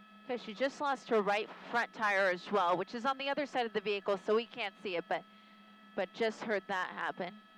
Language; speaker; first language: English; early bilingual, other home language; Spanish